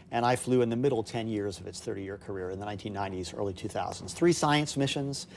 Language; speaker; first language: English; native; English